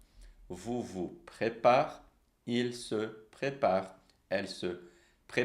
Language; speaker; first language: French; non-native, fluent; Portuguese